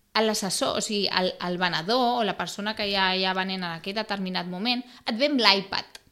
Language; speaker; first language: Catalan; non-native, local second language; Spanish